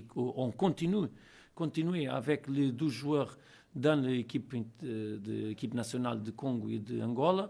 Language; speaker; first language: French; non-native, learner; Portuguese